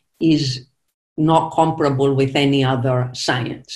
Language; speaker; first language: English; non-native, fluent; Greek